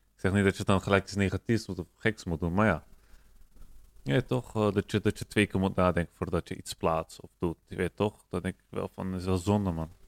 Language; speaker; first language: Dutch; early bilingual, other home language; Turkish